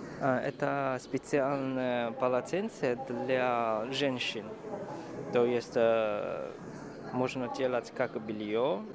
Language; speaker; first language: Russian; non-native, fluent; Chinese